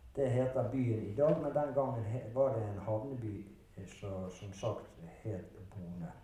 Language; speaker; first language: Norwegian; early bilingual, other home language; German